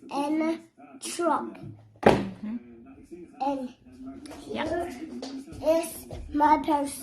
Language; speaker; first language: Dutch; early bilingual, other home language; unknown